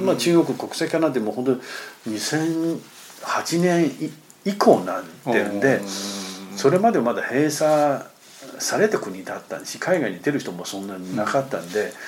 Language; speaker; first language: Japanese; non-native, fluent; Chinese